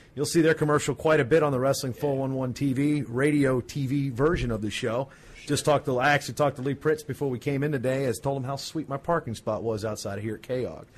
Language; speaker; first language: English; native; English